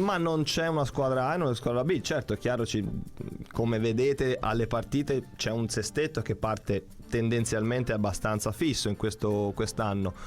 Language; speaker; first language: Italian; native; Italian